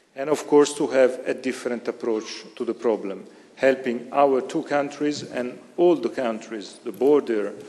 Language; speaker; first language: English; non-native, fluent; Italian